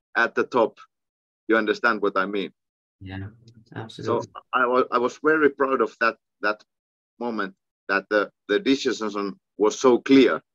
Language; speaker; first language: English; non-native, fluent; Finnish